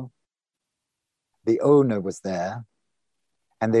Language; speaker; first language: English; non-native, fluent; French